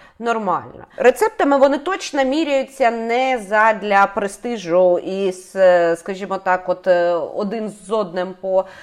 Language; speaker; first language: Ukrainian; native; Ukrainian